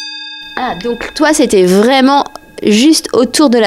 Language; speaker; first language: French; native; French